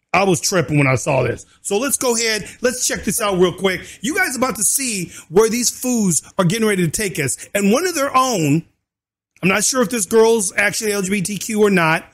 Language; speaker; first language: English; native; English